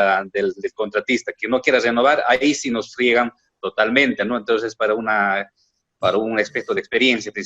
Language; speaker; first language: Spanish; native; Spanish